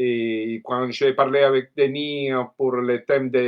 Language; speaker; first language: French; non-native, learner; Italian